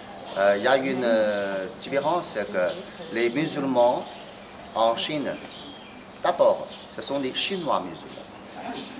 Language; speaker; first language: French; non-native, fluent; Chinese